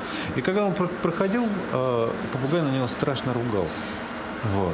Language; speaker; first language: Russian; native; Russian